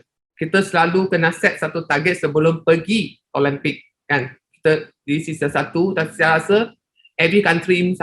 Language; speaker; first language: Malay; non-native, local second language; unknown